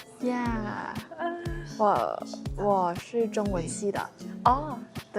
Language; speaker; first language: Chinese; non-native, learner; Thai